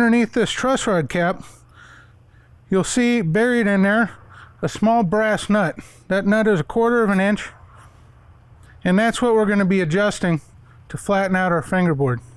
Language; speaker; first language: English; native; English